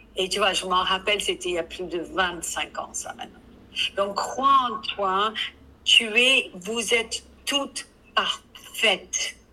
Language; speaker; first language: French; non-native, fluent; English